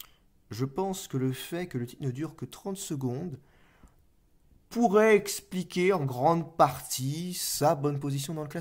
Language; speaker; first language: French; native; French